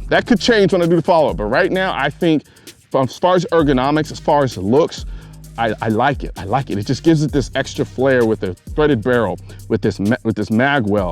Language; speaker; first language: English; native; English